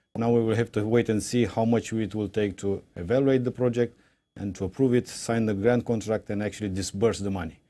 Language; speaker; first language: English; non-native, fluent; Romanian